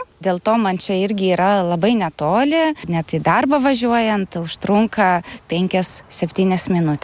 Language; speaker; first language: Lithuanian; non-native, local second language; Polish